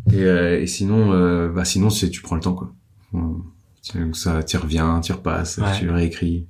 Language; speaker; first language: French; native; French